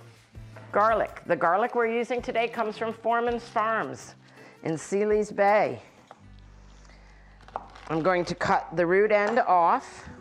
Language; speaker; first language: English; native; English